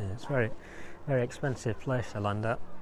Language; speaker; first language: English; native; English